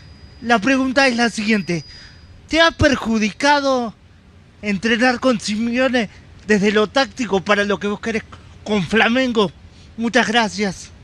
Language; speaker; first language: Spanish; native; Spanish